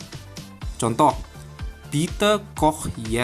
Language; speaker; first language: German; non-native, fluent; Indonesian